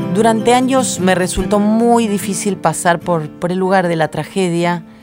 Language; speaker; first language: Spanish; native; Spanish